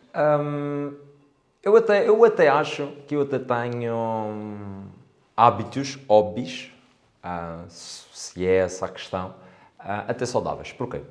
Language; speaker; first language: Portuguese; native; Portuguese